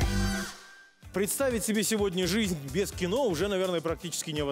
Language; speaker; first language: Russian; native; Russian